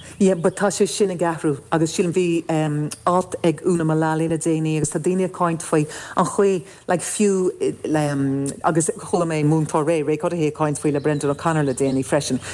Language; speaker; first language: Irish; non-native, local second language; English